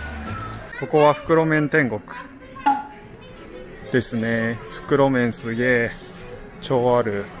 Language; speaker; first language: Japanese; native; Japanese